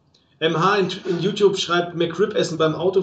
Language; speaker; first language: German; native; German